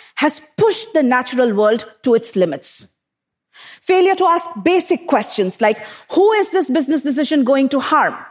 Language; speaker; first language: English; non-native, local second language; Hindi